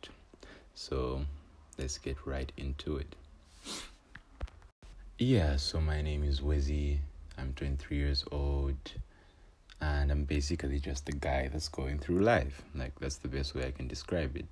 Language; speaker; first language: English; non-native, local second language; Bemba